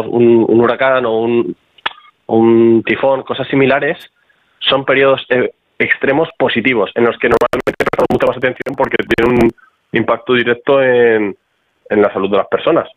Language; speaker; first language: Spanish; native; Spanish